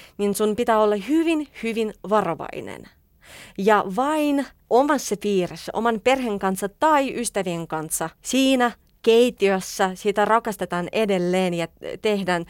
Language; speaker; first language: Finnish; non-native, fluent; Russian